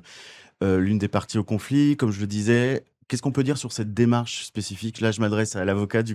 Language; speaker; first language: French; native; French